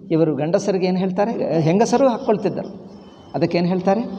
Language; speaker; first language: Kannada; non-native, fluent; Telugu